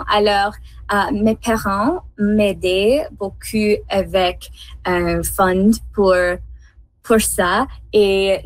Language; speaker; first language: French; non-native, learner; English